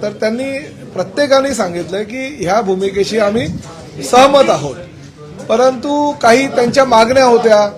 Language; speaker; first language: Marathi; native; Marathi